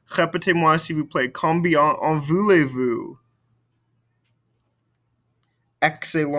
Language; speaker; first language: French; non-native, fluent; English